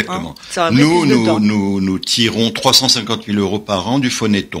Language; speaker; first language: French; native; French